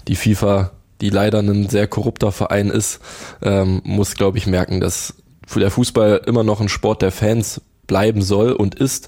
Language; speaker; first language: German; native; German